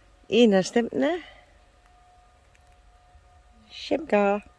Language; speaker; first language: Polish; non-native, learner; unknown